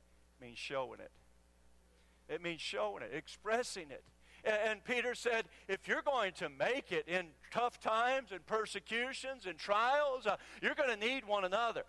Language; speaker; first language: English; native; English